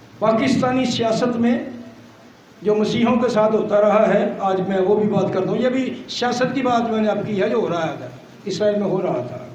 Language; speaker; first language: Urdu; non-native, local second language; Punjabi